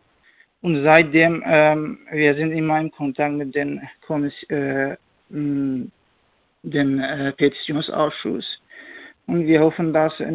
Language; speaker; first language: German; non-native, learner; Kurdish